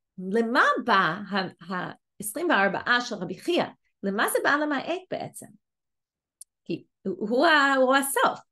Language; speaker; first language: Hebrew; non-native, fluent; English